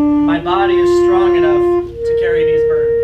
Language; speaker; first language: English; native; English